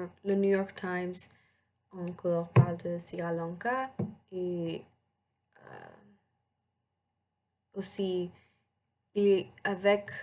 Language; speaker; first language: French; non-native, learner; English